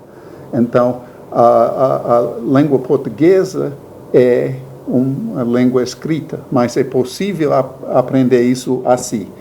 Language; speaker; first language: Portuguese; non-native, learner; English